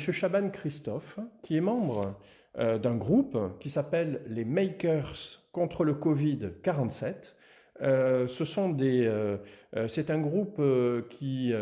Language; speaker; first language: French; native; French